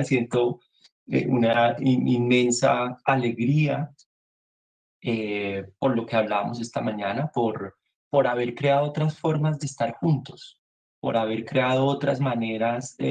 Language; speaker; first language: Spanish; native; Spanish